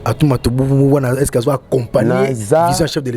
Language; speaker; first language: French; non-native, local second language; Lingala